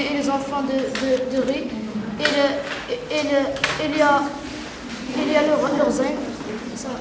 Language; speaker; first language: French; non-native, learner; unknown